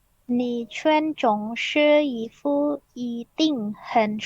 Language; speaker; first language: Chinese; non-native, learner; Indonesian